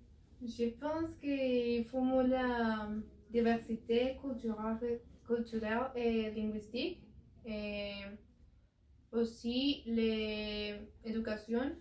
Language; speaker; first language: French; non-native, learner; Spanish